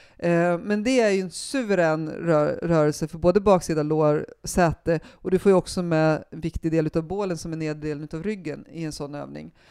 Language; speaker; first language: Swedish; native; Swedish